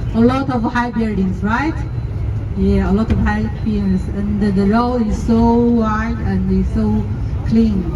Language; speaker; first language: English; non-native, learner; Chinese